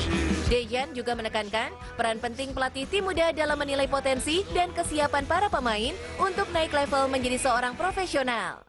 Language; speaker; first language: Indonesian; native; Indonesian